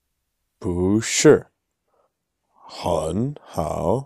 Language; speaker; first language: Chinese; non-native, learner; English